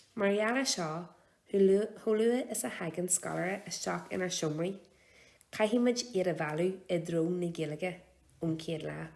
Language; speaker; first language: Irish; non-native, local second language; English